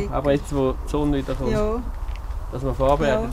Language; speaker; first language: German; native; German